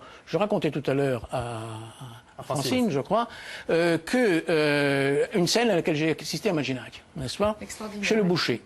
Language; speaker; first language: French; native; French